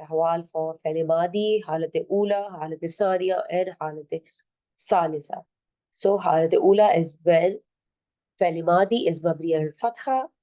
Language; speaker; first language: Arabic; non-native, fluent; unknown